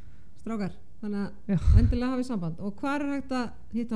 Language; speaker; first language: Icelandic; native; Icelandic